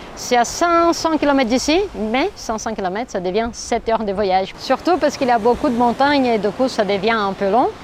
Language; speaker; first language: French; non-native, fluent; Portuguese